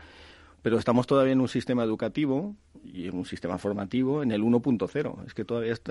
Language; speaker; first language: Spanish; native; Spanish